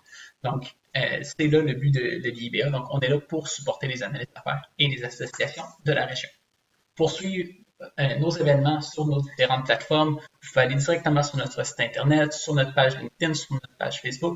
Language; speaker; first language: French; native; French